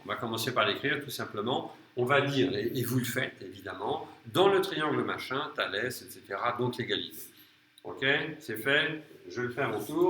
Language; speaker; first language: French; native; French